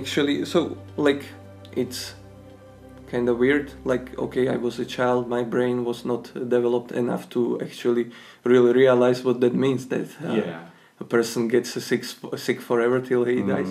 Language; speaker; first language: English; non-native, fluent; Slovak